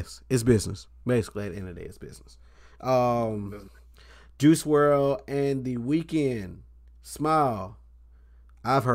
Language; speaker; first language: English; native; English